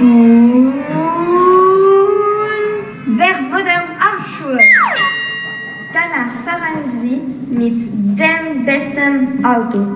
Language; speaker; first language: German; non-native, learner; French